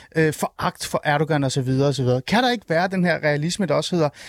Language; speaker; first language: Danish; non-native, fluent; Turkish